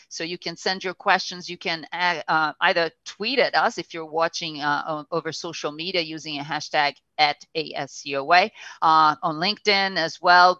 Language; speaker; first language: English; non-native, fluent; Portuguese